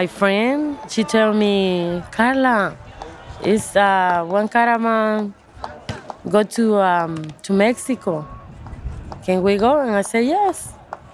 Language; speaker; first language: English; non-native, learner; Spanish